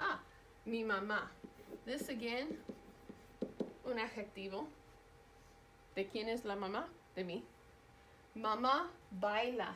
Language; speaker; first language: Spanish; non-native, fluent; English